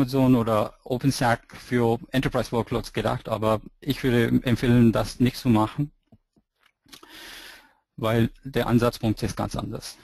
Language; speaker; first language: German; non-native, fluent; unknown